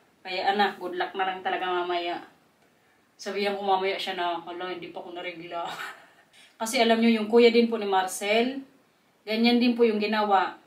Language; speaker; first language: Filipino; non-native, local second language; Waray